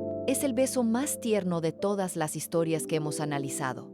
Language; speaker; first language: Spanish; native; Spanish